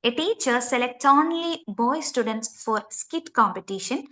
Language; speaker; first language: English; non-native, local second language; Malayalam